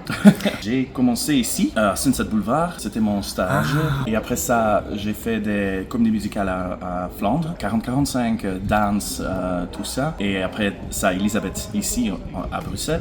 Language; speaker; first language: French; non-native, local second language; Dutch